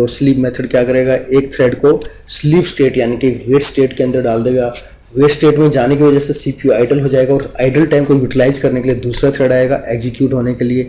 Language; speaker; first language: Hindi; native; Hindi